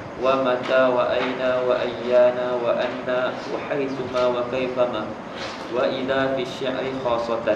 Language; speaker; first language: Arabic; non-native, fluent; Malay